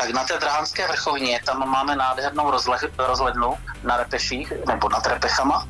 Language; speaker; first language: Czech; native; Czech